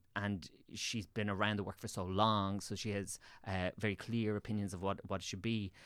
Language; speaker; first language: English; native; English